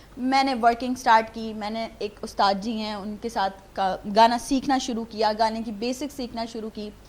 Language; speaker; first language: Urdu; native; Urdu